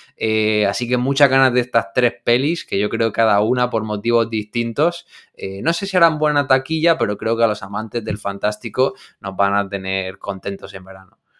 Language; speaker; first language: Spanish; native; Spanish